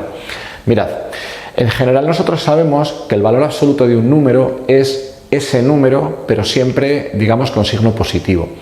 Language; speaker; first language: Spanish; native; Spanish